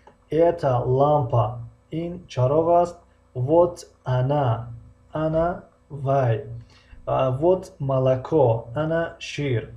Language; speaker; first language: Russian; non-native, fluent; Tajik